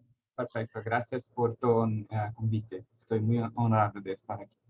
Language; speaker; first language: Spanish; non-native, learner; Portuguese